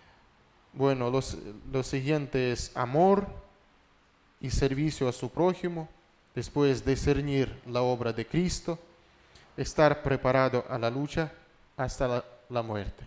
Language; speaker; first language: Spanish; non-native, fluent; Russian